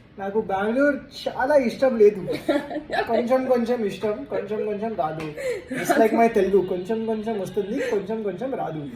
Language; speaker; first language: Telugu; non-native, learner; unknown